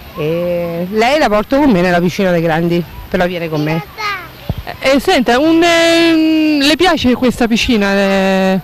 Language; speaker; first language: Italian; native; Italian